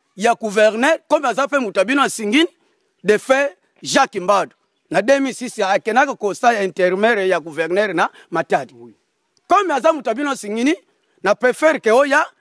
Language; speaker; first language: Lingala; non-native, local second language; Kongo